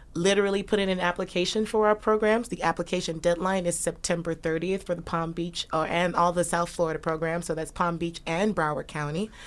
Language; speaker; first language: English; native; English